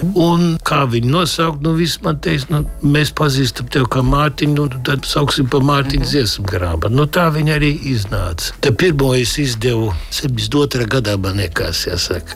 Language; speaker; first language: Latvian; early bilingual, heritage; Latvian